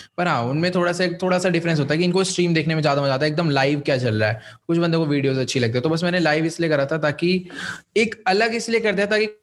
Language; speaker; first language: Hindi; native; Hindi